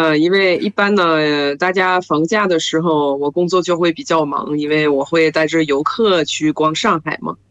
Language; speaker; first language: Chinese; non-native, fluent; French